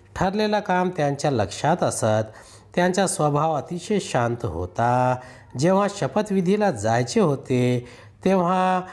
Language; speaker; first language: Marathi; non-native, local second language; Urdu